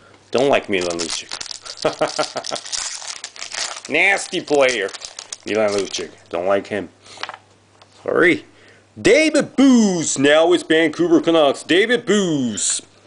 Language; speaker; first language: English; non-native, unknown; Japanese